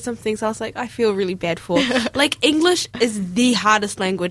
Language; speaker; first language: English; native; English